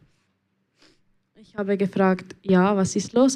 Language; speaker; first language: German; early bilingual, other home language; Spanish